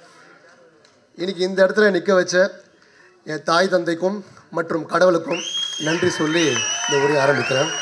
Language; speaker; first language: Tamil; native; Tamil